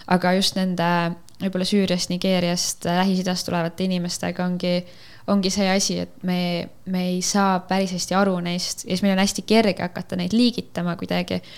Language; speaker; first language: Estonian; native; Estonian